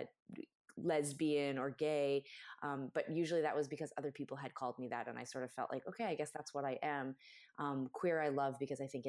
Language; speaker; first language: English; native; English